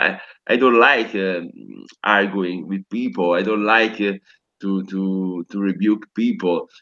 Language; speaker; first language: English; non-native, fluent; Italian